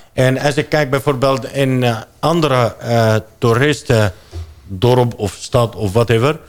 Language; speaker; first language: Dutch; non-native, fluent; Arabic